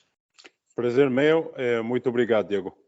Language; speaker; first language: Portuguese; early bilingual, heritage; Portuguese